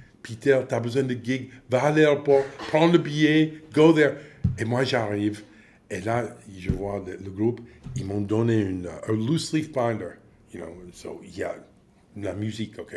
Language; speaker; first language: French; non-native, fluent; English